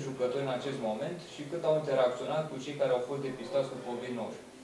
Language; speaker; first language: Romanian; native; Romanian